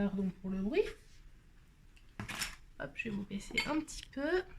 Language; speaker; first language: French; native; French